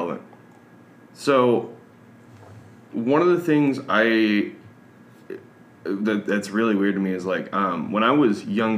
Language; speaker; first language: English; native; English